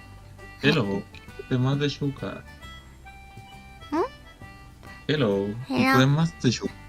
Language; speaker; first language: Japanese; non-native, learner; Spanish